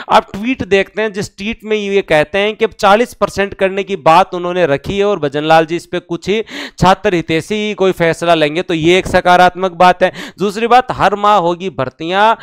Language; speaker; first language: Hindi; native; Hindi